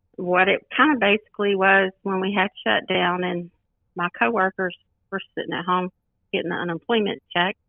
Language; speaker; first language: English; native; English